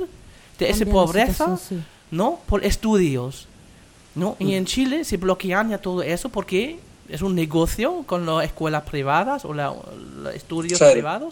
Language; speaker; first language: Spanish; non-native, fluent; German